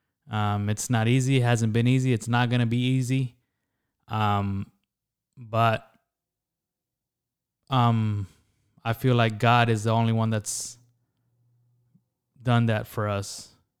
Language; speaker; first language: English; early bilingual, other home language; Spanish